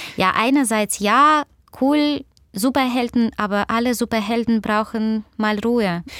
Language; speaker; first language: German; non-native, fluent; Russian